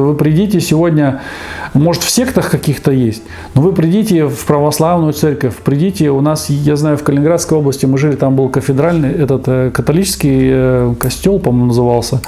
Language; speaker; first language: Russian; native; Russian